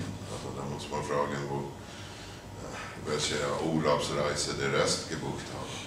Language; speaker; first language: German; non-native, fluent; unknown